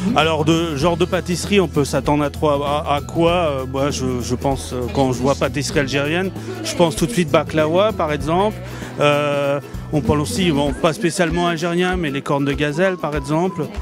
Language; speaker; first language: French; native; French